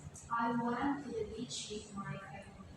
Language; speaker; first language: English; non-native, learner; Indonesian